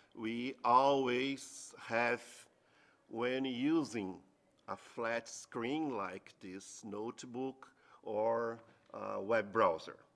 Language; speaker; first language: English; non-native, fluent; Portuguese